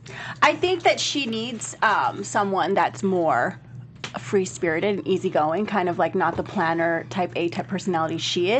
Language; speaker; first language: English; native; English